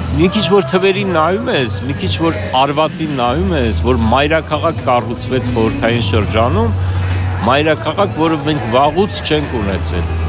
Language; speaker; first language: Armenian; native; Armenian